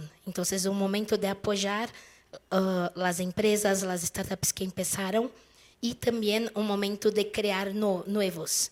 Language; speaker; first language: Spanish; non-native, fluent; Portuguese